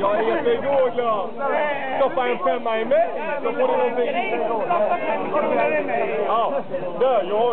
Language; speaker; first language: Swedish; native; Swedish